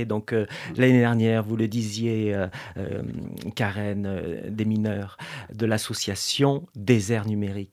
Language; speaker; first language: French; native; French